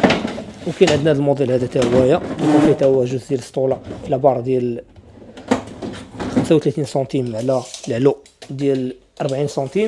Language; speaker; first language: Arabic; native; Arabic